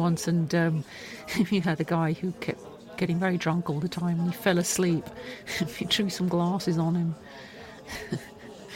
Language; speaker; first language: English; non-native, fluent; Swiss German